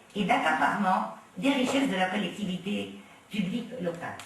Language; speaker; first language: French; non-native, local second language; Arabic